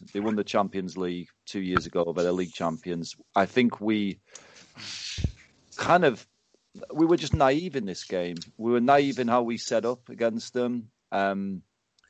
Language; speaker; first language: English; native; English